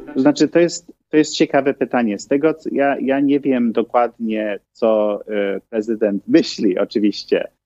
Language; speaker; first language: Polish; early bilingual, heritage; Polish